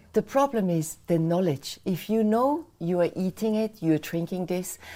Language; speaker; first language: English; non-native, fluent; Swiss German